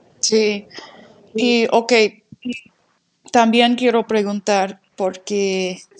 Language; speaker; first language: Spanish; non-native, fluent; English